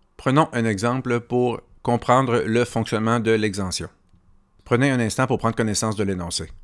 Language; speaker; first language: French; native; French